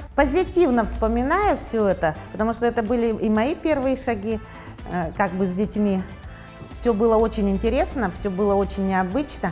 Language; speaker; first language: Russian; native; Russian